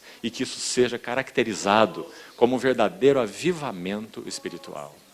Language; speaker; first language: Portuguese; native; Portuguese